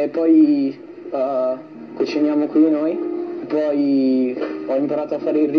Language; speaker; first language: Italian; early bilingual, other home language; Filipino